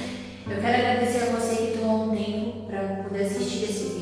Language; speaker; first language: Portuguese; native; Portuguese